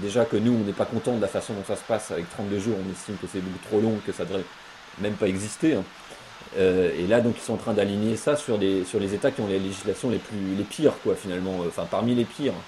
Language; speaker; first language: French; native; French